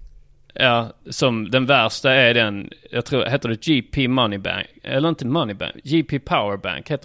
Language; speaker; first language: Swedish; native; Swedish